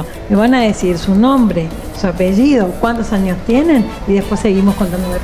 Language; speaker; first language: Spanish; native; Spanish